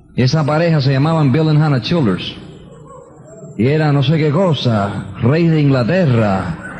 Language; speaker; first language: Spanish; early bilingual, heritage; Spanish